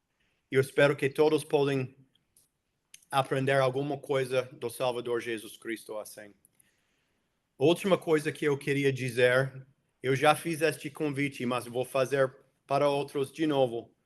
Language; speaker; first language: Portuguese; non-native, fluent; English